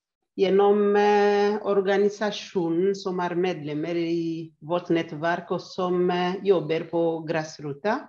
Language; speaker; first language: Swedish; non-native, fluent; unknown